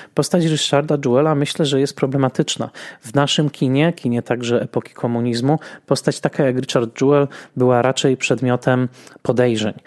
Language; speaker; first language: Polish; native; Polish